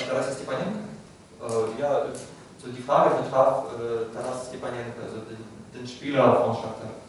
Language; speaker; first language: German; non-native, fluent; Russian